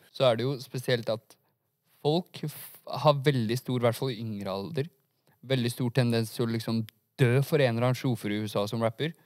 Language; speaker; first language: Norwegian; early bilingual, other home language; Persian